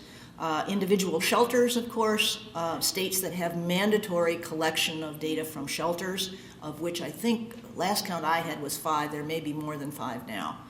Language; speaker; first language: English; native; English